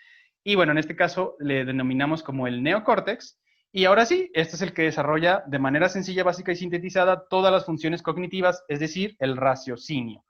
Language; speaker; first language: Spanish; native; Spanish